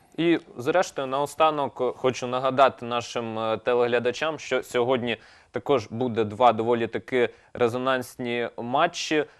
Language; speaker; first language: Ukrainian; native; Ukrainian